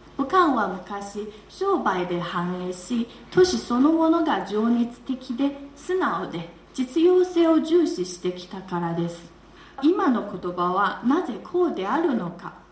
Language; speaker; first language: Japanese; non-native, fluent; Chinese